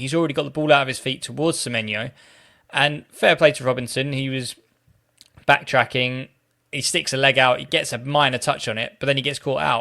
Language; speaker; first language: English; native; English